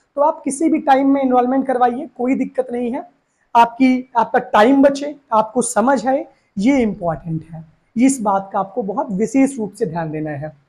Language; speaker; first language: Hindi; native; Hindi